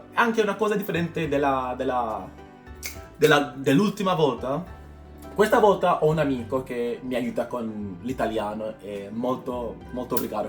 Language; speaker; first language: Italian; non-native, learner; English